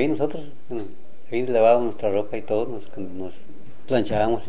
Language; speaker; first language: Spanish; native; Spanish